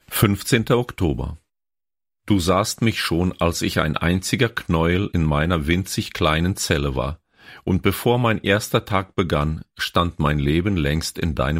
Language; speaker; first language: German; native; German